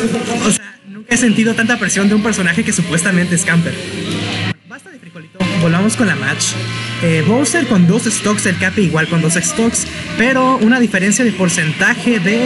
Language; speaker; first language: Spanish; native; Spanish